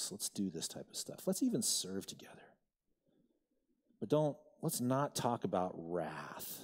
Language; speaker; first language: English; native; English